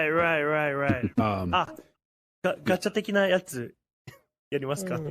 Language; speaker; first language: Japanese; native; Japanese